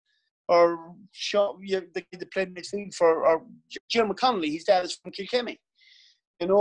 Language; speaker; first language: English; native; English